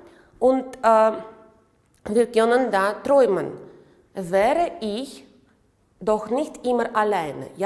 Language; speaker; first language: German; non-native, fluent; Uzbek